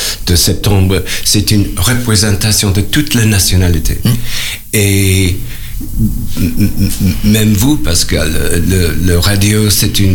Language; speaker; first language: French; non-native, learner; English